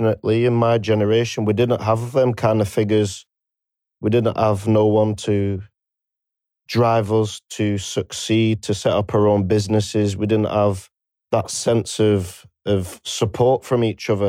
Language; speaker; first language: English; native; English